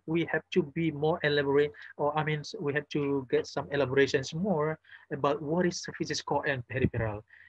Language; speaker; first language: English; non-native, fluent; Indonesian